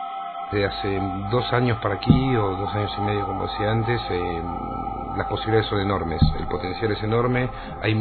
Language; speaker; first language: Spanish; native; Spanish